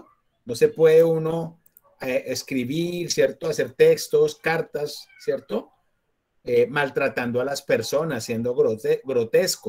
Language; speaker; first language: Spanish; native; Spanish